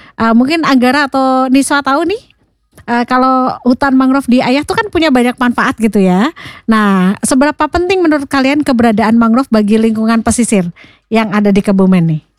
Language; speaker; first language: Indonesian; native; Indonesian